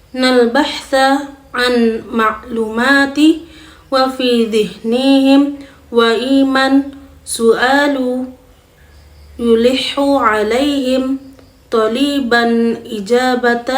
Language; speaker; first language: Arabic; non-native, fluent; Indonesian